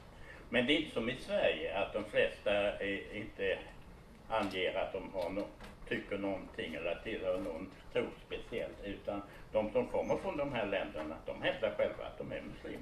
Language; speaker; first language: Swedish; native; Swedish